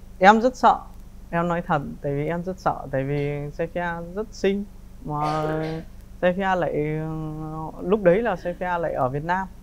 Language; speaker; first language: Vietnamese; early bilingual, heritage; Vietnamese